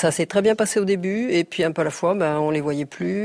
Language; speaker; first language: French; native; French